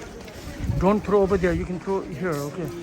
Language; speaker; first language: English; non-native, learner; Tibetan